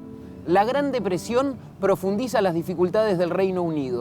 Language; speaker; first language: Spanish; native; Spanish